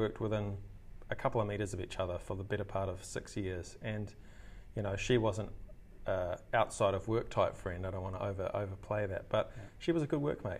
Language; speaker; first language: English; native; English